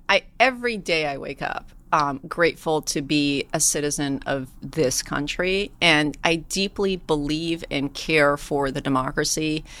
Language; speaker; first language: English; early bilingual, other home language; Persian